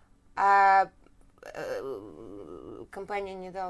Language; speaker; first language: Russian; early bilingual, heritage; Russian